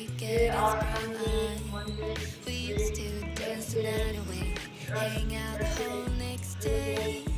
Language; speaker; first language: English; non-native, learner; Indonesian